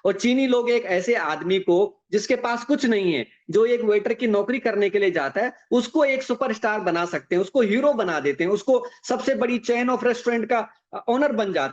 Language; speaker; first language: Hindi; native; Hindi